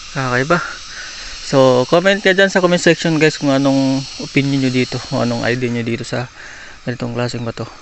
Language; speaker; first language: Filipino; native; Filipino